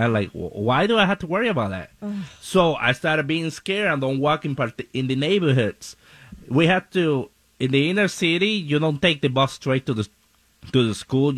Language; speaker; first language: English; non-native, fluent; Spanish